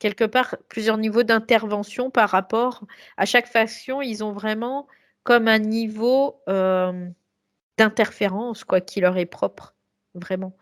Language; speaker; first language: French; native; French